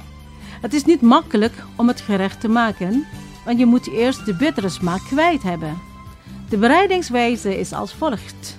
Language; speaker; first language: Dutch; non-native, fluent; Indonesian